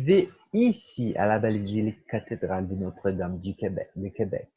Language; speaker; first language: French; non-native, fluent; Portuguese